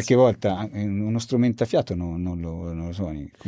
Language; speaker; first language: Italian; native; Italian